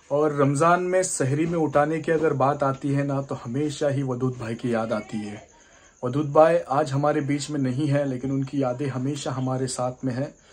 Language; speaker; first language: Hindi; non-native, local second language; Konkani